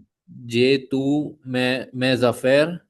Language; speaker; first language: French; non-native, learner; Hindi